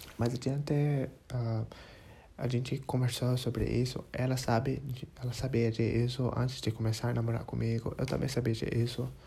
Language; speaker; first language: Portuguese; non-native, learner; English